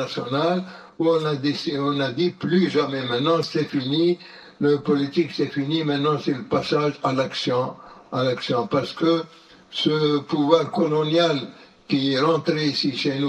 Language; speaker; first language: French; non-native, local second language; Arabic